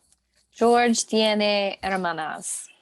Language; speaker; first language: Spanish; non-native, learner; English